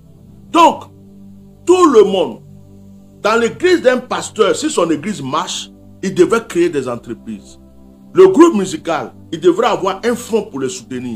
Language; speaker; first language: French; non-native, local second language; Baoulé